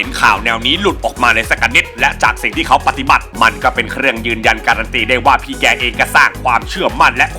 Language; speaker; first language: Thai; native; Thai